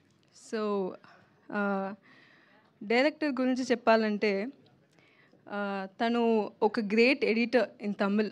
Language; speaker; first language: Telugu; non-native, learner; Tamil